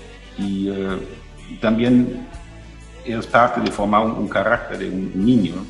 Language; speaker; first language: Spanish; non-native, fluent; German